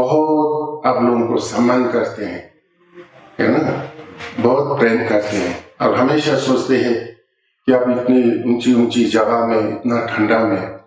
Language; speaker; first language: Hindi; non-native, local second language; Ladakhi